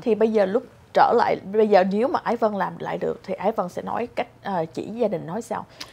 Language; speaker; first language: Vietnamese; early bilingual, heritage; Vietnamese